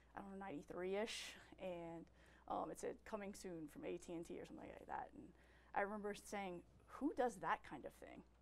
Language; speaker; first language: English; native; English